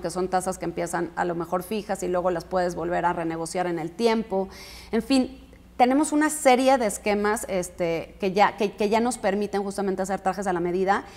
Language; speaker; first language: Spanish; native; Spanish